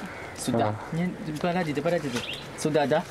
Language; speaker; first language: Russian; non-native, learner; Swahili